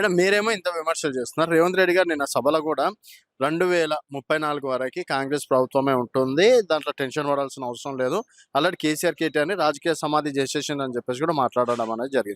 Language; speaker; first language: Telugu; native; Telugu